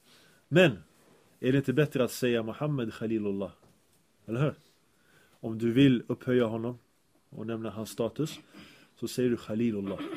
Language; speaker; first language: Swedish; early bilingual, other home language; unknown